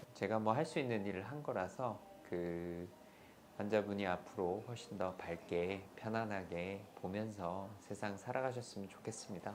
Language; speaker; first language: Korean; native; Korean